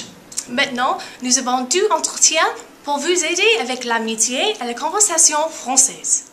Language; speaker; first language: French; non-native, learner; English